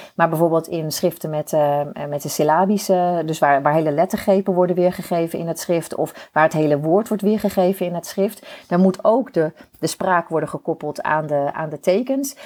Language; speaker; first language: Dutch; native; Dutch